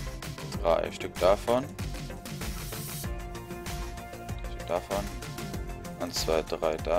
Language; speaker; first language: German; native; German